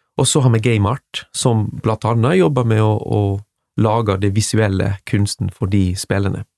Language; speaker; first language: Norwegian; non-native, fluent; Spanish